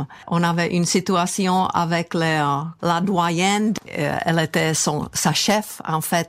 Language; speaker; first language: French; non-native, fluent; Czech